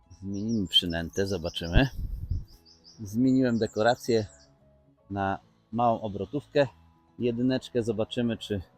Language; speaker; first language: Polish; native; Polish